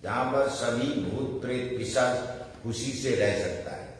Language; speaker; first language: Hindi; non-native, local second language; Bangla